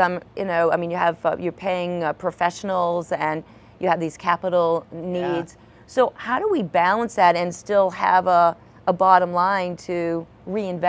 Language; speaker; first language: English; native; English